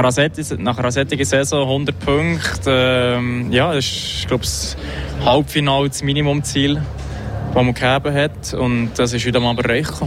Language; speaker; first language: German; native; German